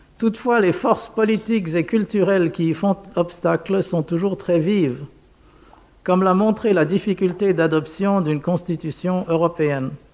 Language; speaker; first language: French; non-native, fluent; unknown